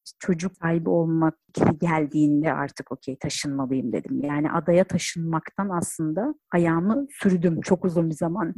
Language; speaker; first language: Turkish; native; Turkish